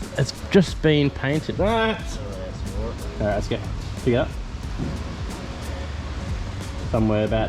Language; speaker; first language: English; native; English